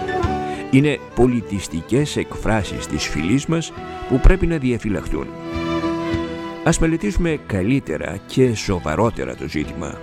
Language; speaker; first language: Greek; native; Greek